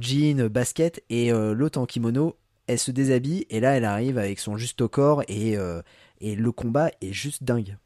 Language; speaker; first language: French; native; French